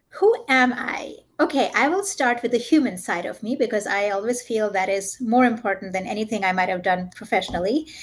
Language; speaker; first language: English; early bilingual, heritage; German